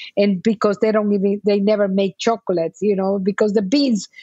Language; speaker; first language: English; non-native, fluent; Spanish